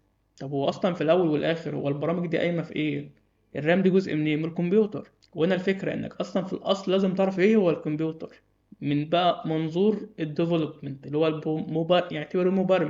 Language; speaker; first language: Arabic; native; Arabic